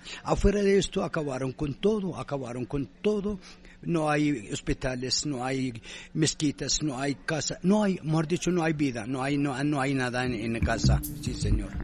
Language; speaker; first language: Spanish; non-native, fluent; Arabic